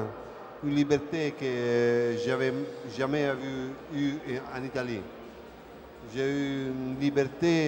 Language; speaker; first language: French; non-native, fluent; Italian